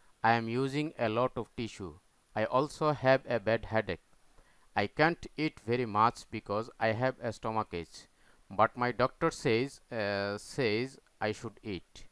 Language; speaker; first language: English; non-native, local second language; Bangla